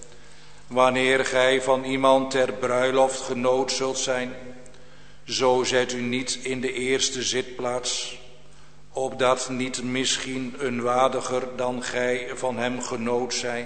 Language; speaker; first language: Dutch; native; Dutch